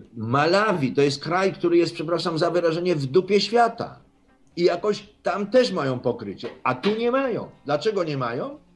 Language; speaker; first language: Polish; native; Polish